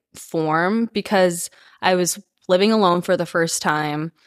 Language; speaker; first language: English; early bilingual, other home language; Spanish